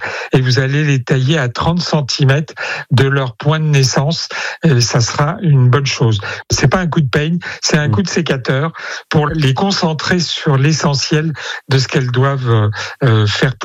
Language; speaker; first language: French; native; French